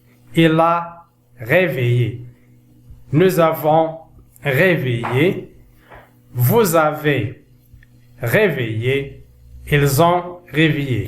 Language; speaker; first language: French; non-native, local second language; Arabic